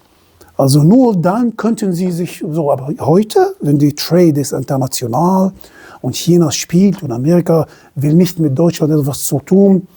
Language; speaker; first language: German; non-native, fluent; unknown